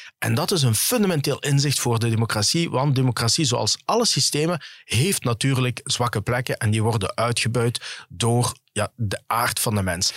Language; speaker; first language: Dutch; early bilingual, other home language; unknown